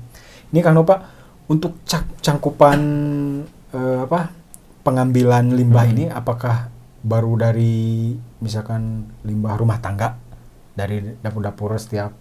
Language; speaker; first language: Indonesian; non-native, local second language; Sundanese